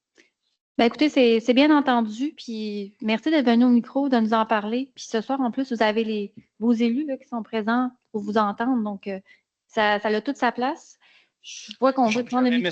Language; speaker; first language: French; native; French